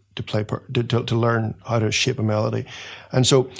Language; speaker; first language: English; native; English